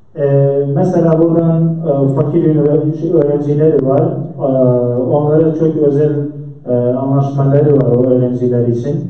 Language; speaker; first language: Turkish; non-native, fluent; Central Kurdish